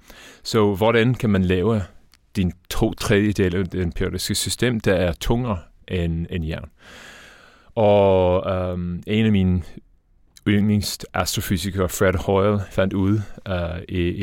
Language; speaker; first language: Danish; non-native, fluent; English